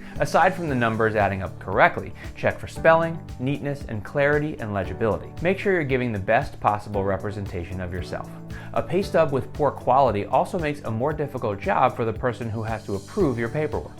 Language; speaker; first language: English; native; English